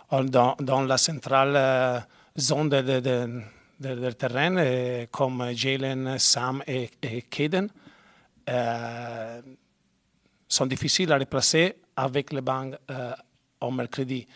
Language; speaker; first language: French; non-native, learner; Spanish